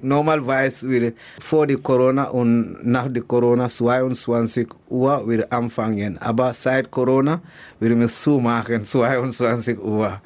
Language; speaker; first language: German; non-native, learner; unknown